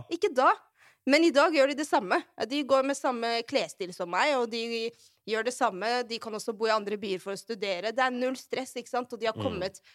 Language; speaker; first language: Norwegian; early bilingual, other home language; Arabic